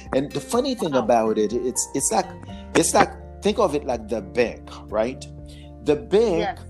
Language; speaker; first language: English; non-native, fluent; Haitian Creole